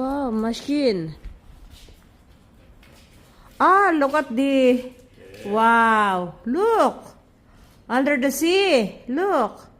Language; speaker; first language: English; non-native, learner; Filipino